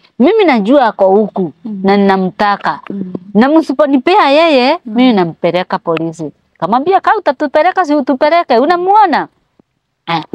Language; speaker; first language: Swahili; non-native, local second language; Kikuyu